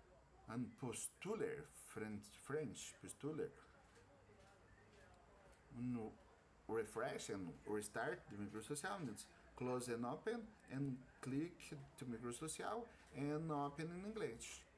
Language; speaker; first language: English; non-native, learner; Portuguese